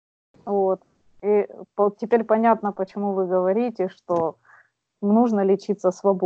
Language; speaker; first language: Russian; native; Russian